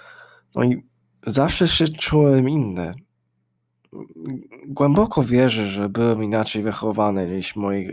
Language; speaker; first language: Polish; early bilingual, heritage; English